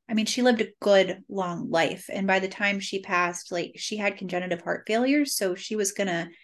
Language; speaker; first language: English; native; English